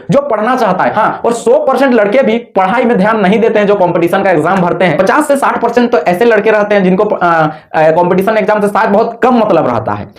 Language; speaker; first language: Hindi; native; Hindi